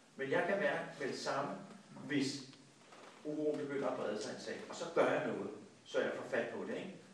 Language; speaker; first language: Danish; native; Danish